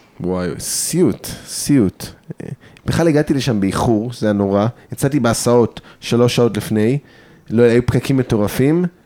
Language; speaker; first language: Hebrew; early bilingual, other home language; English